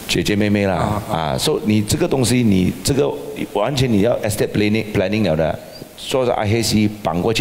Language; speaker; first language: Chinese; native; Chinese